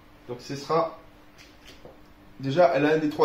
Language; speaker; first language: French; native; French